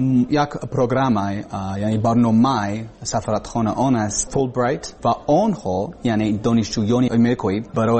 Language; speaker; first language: Persian; non-native, learner; English